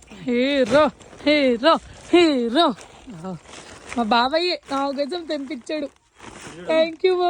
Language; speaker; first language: Telugu; native; Telugu